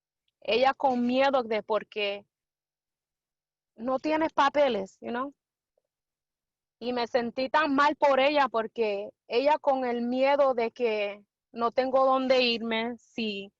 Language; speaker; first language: Spanish; early bilingual, heritage; Spanish